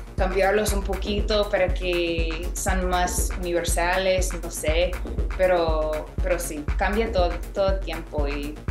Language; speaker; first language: Spanish; non-native, fluent; English